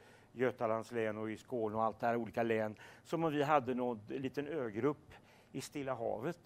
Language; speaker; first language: Swedish; native; Swedish